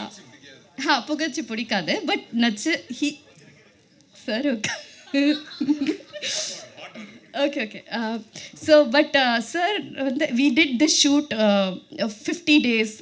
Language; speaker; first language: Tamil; non-native, learner; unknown